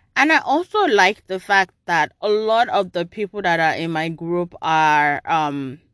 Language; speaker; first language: English; non-native, local second language; Yoruba